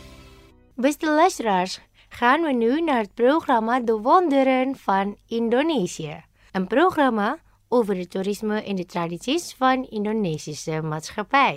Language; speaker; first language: Dutch; non-native, learner; Indonesian